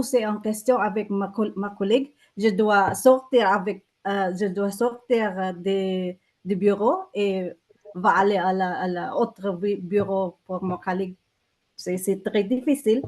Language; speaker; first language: French; non-native, learner; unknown